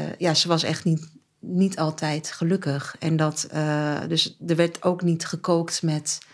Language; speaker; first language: Dutch; early bilingual, other home language; Turkish